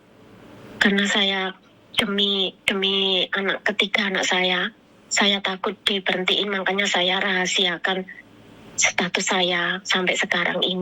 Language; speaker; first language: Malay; non-native, local second language; Javanese